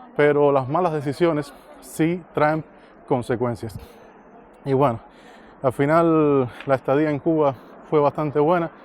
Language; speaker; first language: Spanish; native; Spanish